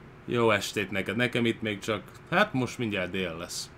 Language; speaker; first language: Hungarian; early bilingual, heritage; Hungarian